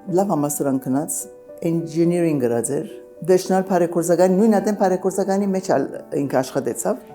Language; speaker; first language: Armenian; early bilingual, heritage; Armenian